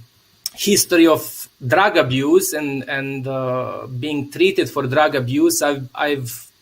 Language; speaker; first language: English; non-native, fluent; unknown